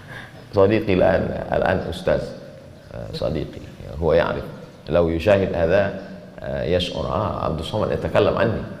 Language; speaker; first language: Arabic; non-native, fluent; Indonesian